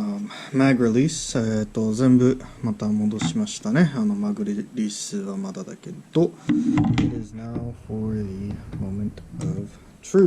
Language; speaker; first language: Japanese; early bilingual, heritage; English